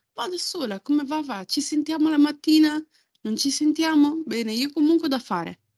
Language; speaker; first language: Italian; early bilingual, other home language; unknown